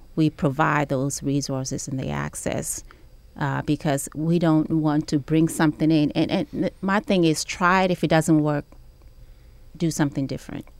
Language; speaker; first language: English; early bilingual, other home language; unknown